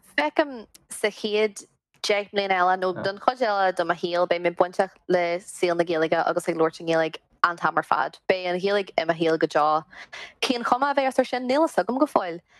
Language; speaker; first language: Irish; non-native, local second language; English